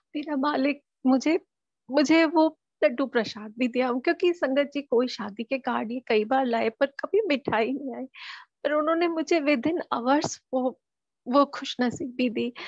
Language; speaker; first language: Hindi; native; Hindi